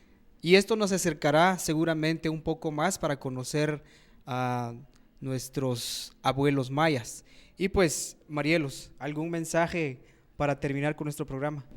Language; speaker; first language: Spanish; native; Spanish